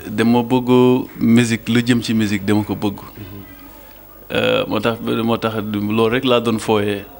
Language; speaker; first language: Wolof; non-native, local second language; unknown